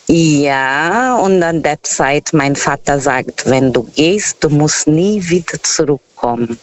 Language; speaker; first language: German; non-native, learner; Portuguese